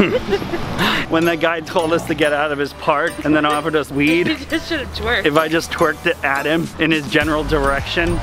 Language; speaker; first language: English; native; English